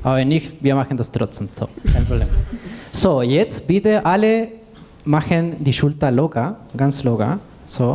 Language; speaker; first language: German; non-native, fluent; Spanish